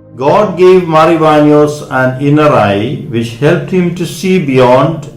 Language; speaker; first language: English; non-native, local second language; Malayalam